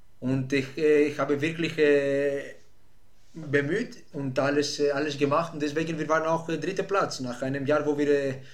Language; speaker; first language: German; non-native, fluent; Greek